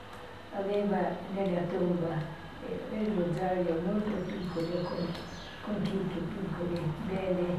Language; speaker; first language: Italian; non-native, learner; Albanian